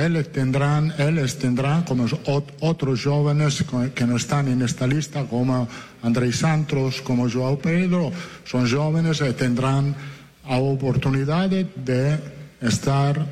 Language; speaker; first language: Spanish; non-native, fluent; Italian